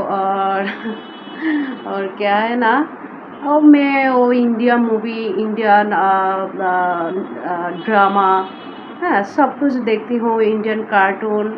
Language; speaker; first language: Hindi; non-native, learner; Bangla